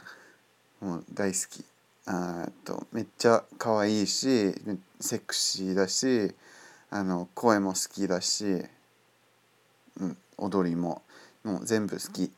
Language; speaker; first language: Japanese; non-native, fluent; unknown